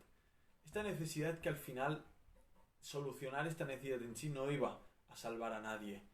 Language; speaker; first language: Spanish; native; Spanish